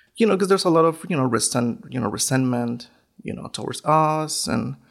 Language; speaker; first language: English; non-native, fluent; Spanish